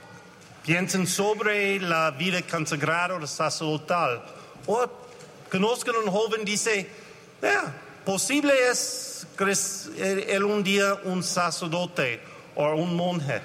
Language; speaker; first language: Spanish; non-native, learner; English